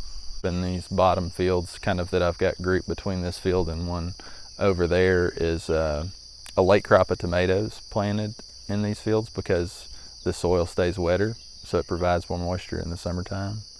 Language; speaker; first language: English; native; English